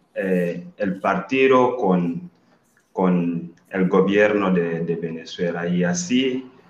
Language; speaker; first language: Spanish; non-native, learner; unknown